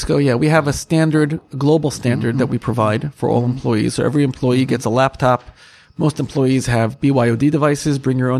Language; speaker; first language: English; native; English